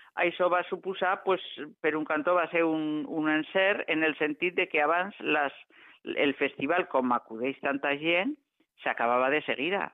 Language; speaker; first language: Catalan; non-native, local second language; Spanish